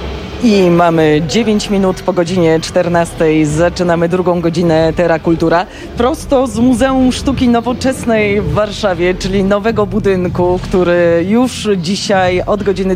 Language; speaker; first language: Polish; native; Polish